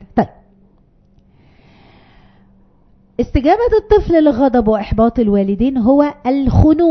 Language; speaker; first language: Arabic; native; Arabic